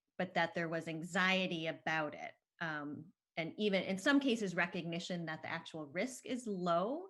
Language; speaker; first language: English; native; English